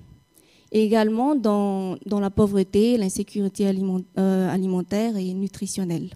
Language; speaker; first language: French; non-native, local second language; Malagasy